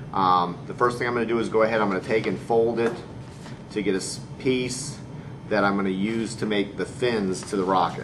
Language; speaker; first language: English; native; English